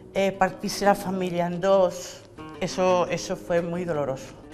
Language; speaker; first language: Spanish; native; Spanish